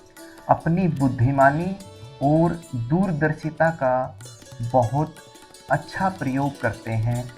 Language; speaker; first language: Hindi; native; Hindi